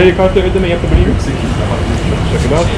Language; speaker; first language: Turkish; non-native, learner; English